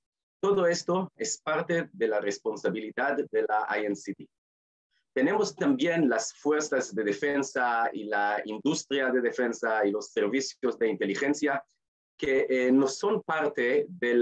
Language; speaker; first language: Spanish; non-native, fluent; Hebrew